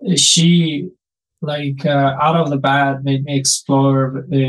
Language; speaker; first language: English; non-native, fluent; Spanish